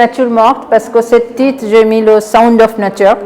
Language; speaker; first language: French; non-native, learner; Bangla